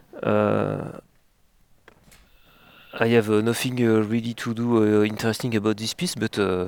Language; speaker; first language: English; non-native, learner; French